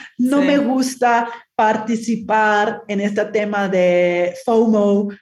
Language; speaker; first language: Spanish; non-native, fluent; English